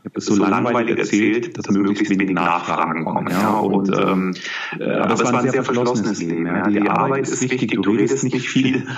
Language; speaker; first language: German; native; German